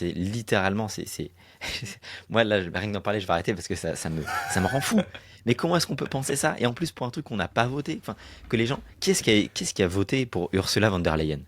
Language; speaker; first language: French; native; French